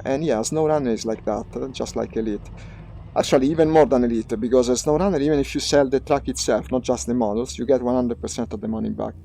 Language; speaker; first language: English; non-native, fluent; Italian